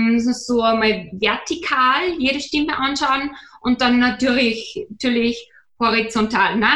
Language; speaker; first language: German; native; German